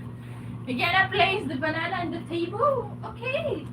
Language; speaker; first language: English; non-native, local second language; Cebuano